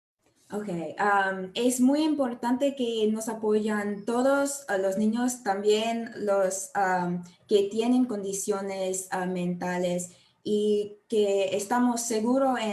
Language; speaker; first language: Spanish; non-native, learner; English